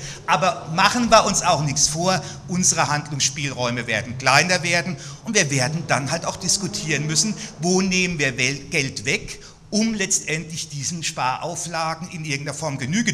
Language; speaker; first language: German; native; German